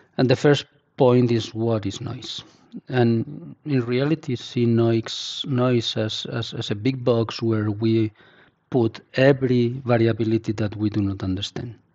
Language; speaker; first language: English; non-native, fluent; Spanish